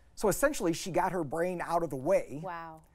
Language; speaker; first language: English; native; English